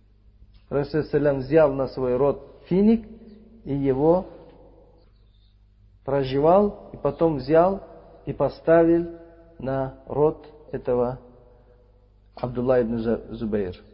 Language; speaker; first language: Russian; non-native, fluent; Uzbek